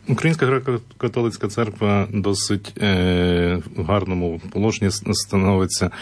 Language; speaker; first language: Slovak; non-native, learner; Ukrainian